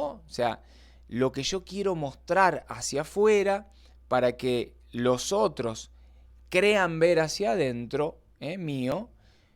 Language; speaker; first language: Spanish; native; Spanish